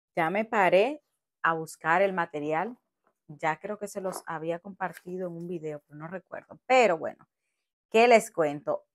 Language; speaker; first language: Spanish; native; Spanish